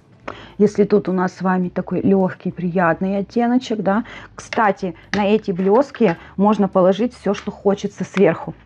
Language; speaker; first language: Russian; native; Russian